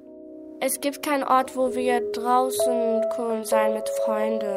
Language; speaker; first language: German; non-native, learner; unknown